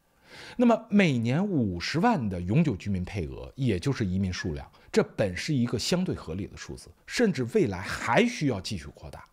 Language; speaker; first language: Chinese; native; Chinese